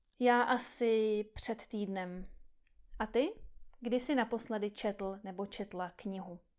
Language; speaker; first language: Czech; native; Czech